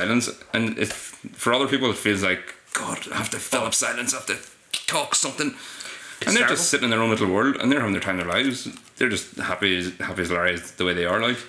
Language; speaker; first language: English; native; English